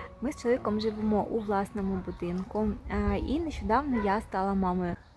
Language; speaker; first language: Ukrainian; non-native, local second language; Russian